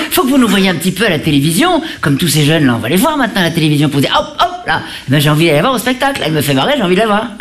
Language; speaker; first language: French; native; French